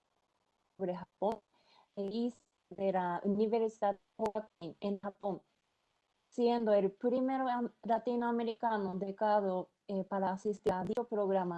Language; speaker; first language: Spanish; non-native, fluent; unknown